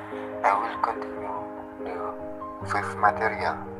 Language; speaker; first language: English; non-native, learner; Indonesian